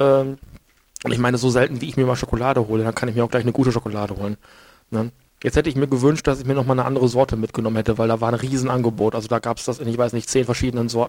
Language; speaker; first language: German; native; German